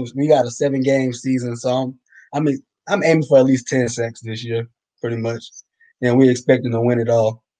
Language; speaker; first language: English; native; English